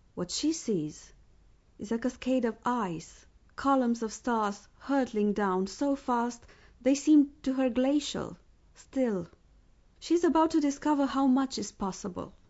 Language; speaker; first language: English; non-native, fluent; Romanian